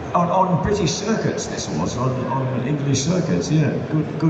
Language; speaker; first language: English; native; English